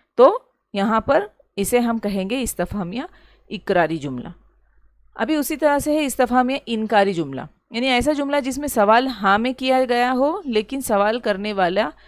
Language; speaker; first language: Urdu; native; Urdu